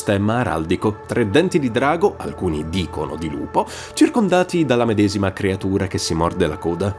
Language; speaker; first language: Italian; native; Italian